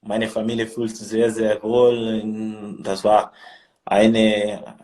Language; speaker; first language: German; non-native, learner; Portuguese